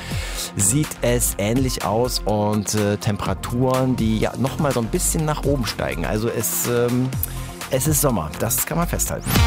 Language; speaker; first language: German; native; German